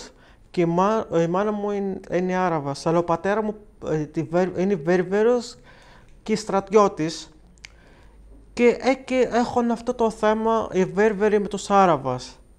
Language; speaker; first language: Greek; non-native, learner; Arabic